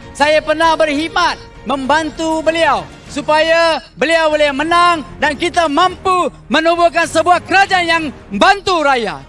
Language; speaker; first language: Malay; non-native, local second language; Tamil